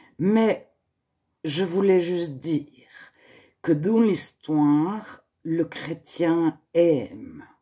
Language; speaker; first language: French; native; French